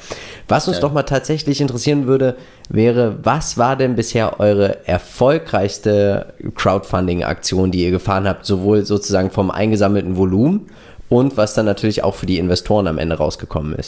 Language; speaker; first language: German; native; German